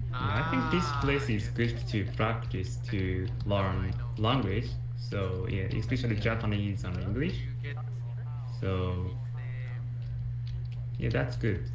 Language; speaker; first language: English; non-native, learner; Japanese